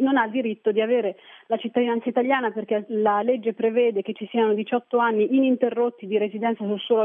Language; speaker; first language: Italian; early bilingual, other home language; Arabic